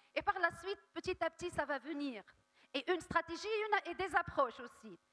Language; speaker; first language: French; non-native, local second language; Arabic